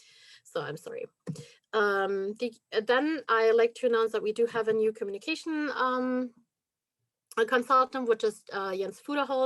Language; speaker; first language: English; non-native, fluent; German